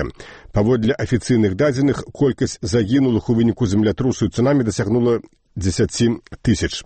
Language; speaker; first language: Belarusian; native; Belarusian